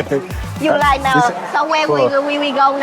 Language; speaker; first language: English; non-native, learner; Vietnamese